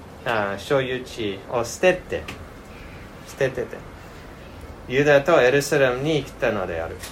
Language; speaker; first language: Japanese; non-native, fluent; English